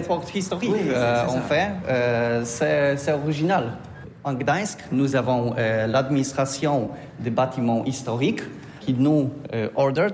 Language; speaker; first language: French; non-native, learner; Polish